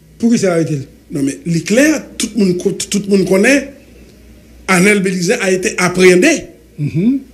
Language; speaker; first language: French; non-native, local second language; Haitian Creole